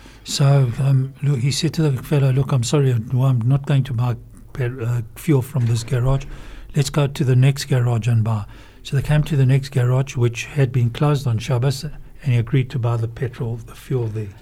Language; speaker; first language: English; native; English